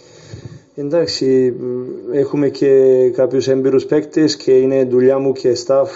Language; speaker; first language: Greek; non-native, fluent; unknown